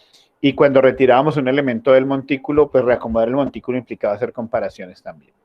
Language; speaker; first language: Spanish; native; Spanish